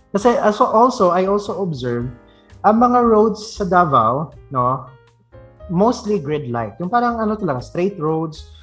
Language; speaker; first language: Filipino; non-native, local second language; Cebuano